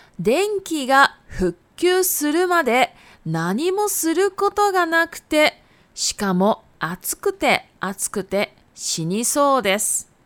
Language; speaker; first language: Japanese; native; Japanese